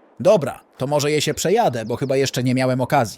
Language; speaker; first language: Polish; native; Polish